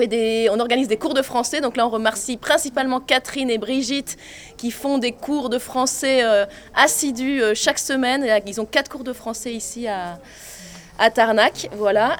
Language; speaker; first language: French; native; French